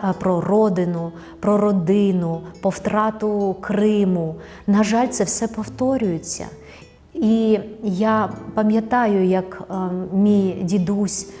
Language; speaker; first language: Ukrainian; non-native, fluent; Russian